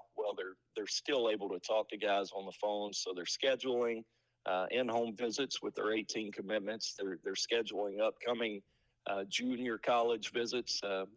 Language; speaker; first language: English; native; English